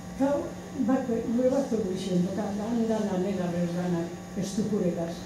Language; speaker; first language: Basque; native; Basque